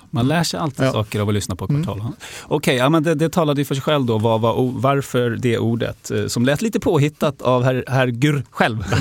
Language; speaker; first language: Swedish; native; Swedish